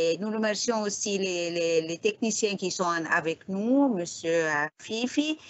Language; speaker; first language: French; non-native, fluent; Arabic